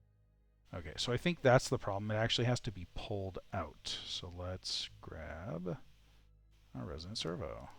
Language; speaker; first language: English; native; English